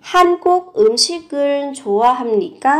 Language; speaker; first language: Korean; non-native, fluent; Vietnamese